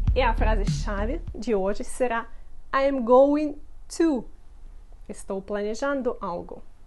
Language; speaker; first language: Portuguese; non-native, fluent; Russian